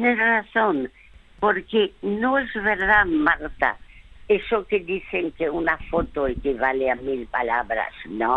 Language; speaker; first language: Spanish; early bilingual, other home language; French